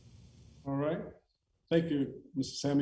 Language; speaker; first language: English; native; English